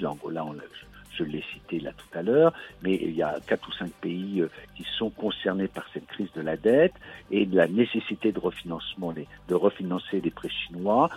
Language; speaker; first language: French; native; French